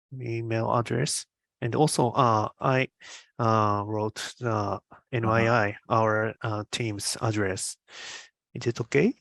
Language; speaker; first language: English; non-native, learner; Japanese